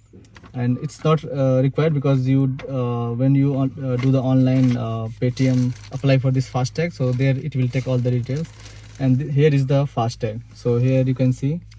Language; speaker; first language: English; non-native, local second language; Hindi